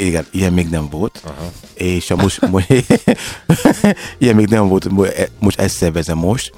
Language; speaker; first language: Hungarian; non-native, learner; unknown